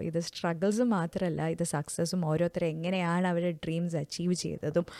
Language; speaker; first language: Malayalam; early bilingual, heritage; Malayalam